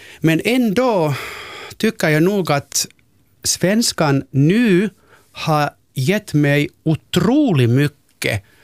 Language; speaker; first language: Swedish; non-native, local second language; Finnish